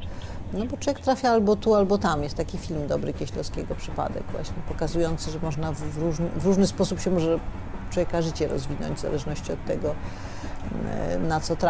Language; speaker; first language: Polish; native; Polish